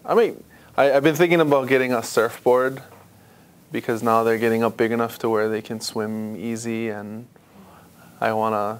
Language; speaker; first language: English; native; English